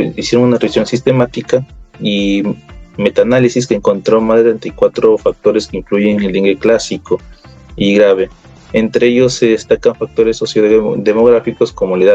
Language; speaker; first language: Spanish; native; Spanish